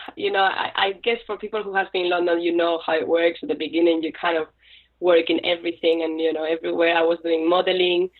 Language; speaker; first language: English; non-native, fluent; Spanish